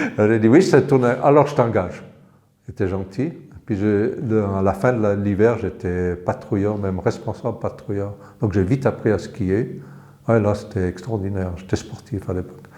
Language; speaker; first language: French; early bilingual, other home language; English